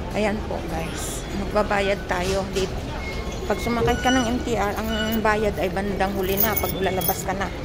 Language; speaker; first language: Filipino; native; Filipino